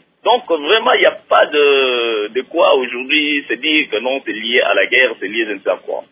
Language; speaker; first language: French; non-native, local second language; Lingala